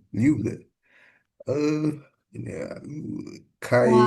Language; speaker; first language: Chinese; non-native, learner; Indonesian